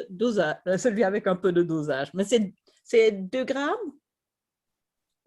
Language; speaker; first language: French; non-native, fluent; Swedish